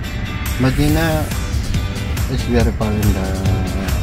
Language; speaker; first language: English; non-native, learner; Filipino